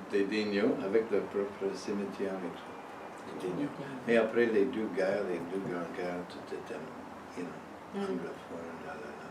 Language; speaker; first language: French; early bilingual, heritage; French